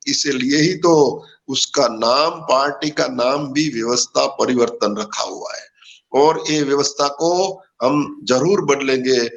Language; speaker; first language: Hindi; non-native, local second language; Gujarati